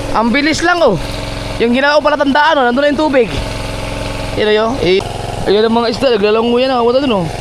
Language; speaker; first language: Filipino; non-native, local second language; Cebuano